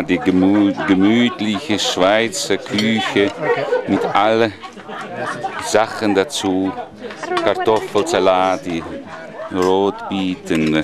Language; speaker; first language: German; non-native, learner; Dutch